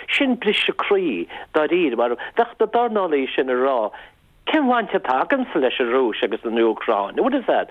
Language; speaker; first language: Irish; native; Irish